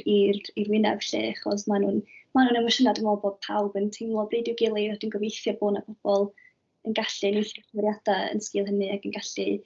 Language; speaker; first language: Welsh; native; Welsh